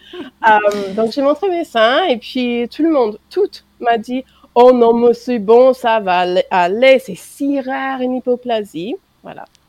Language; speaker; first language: French; non-native, fluent; English